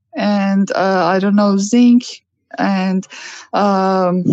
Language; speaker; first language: English; non-native, learner; Persian